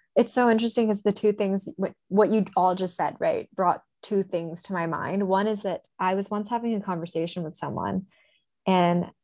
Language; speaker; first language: English; non-native, local second language; Japanese